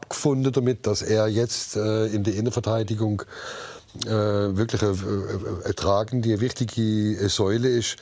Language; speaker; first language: German; native; German